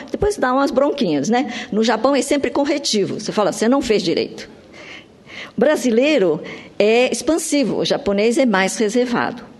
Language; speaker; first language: Portuguese; early bilingual, other home language; Japanese